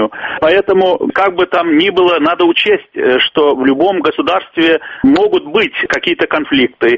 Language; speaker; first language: Russian; native; Russian